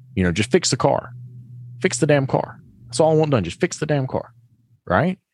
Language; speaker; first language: English; native; English